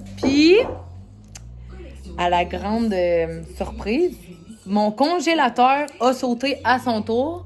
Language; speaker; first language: French; native; French